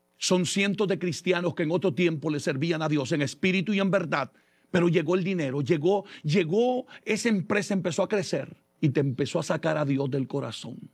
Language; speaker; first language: Spanish; early bilingual, heritage; Spanish